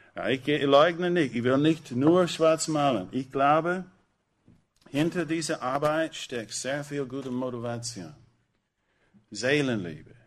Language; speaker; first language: German; non-native, fluent; English